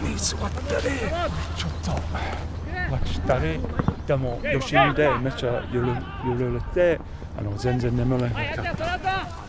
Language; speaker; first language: Japanese; non-native, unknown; English